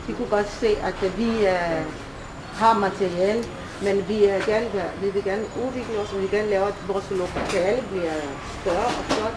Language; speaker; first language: Danish; non-native, fluent; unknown